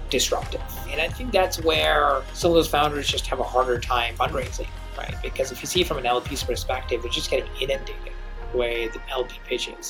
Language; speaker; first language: English; non-native, local second language; Hindi